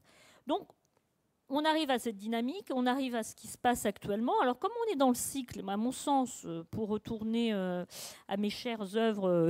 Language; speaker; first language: French; native; French